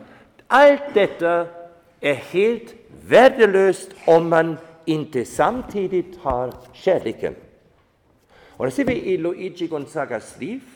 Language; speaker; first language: Swedish; non-native, fluent; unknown